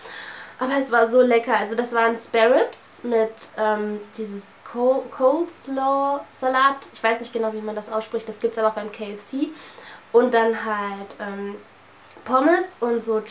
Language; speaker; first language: German; native; German